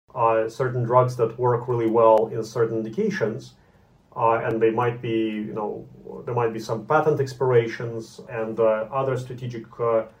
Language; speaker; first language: English; non-native, fluent; Latvian